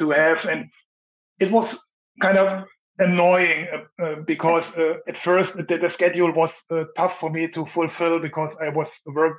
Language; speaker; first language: English; non-native, fluent; German